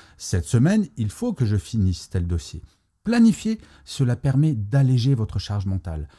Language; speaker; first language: French; native; French